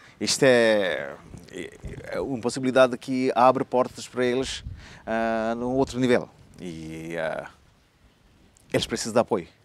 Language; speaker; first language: Portuguese; non-native, learner; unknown